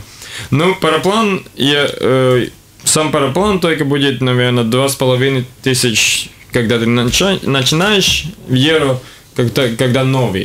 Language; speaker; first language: Russian; non-native, local second language; Latvian